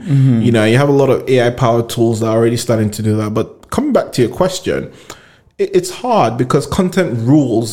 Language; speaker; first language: English; non-native, local second language; Yoruba